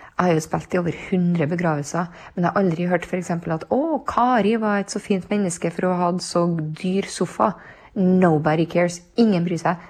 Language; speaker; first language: Norwegian; native; Norwegian